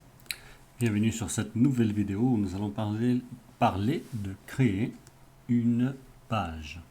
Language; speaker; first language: French; native; French